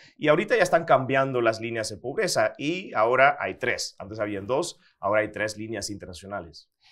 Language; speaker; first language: Spanish; non-native, fluent; Dutch